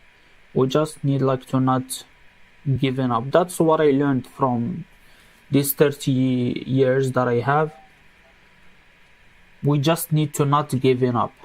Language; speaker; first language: English; non-native, local second language; Arabic